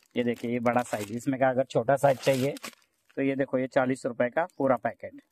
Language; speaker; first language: Hindi; non-native, local second language; Marathi